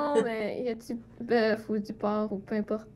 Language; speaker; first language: French; native; French